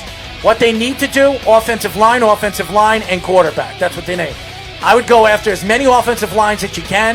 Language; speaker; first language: English; native; English